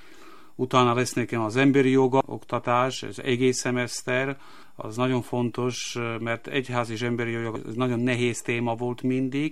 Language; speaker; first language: Hungarian; non-native, local second language; Slovak